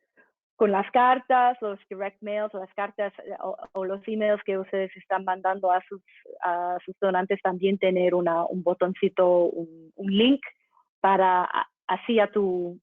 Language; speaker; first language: Spanish; non-native, fluent; English